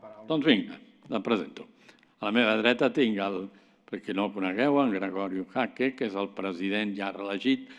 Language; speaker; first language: Catalan; native; Catalan